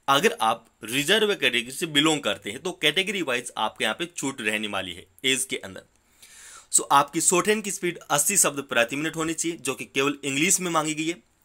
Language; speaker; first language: Hindi; native; Hindi